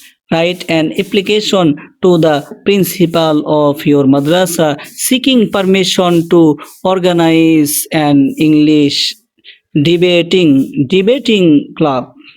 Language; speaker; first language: English; non-native, local second language; Bangla